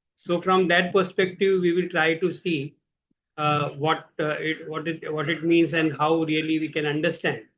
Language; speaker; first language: English; non-native, local second language; Hindi